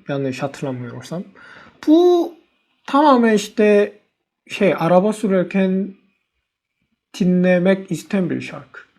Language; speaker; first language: Turkish; non-native, learner; Korean